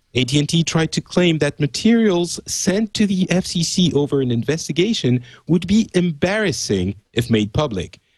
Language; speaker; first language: English; non-native, fluent; French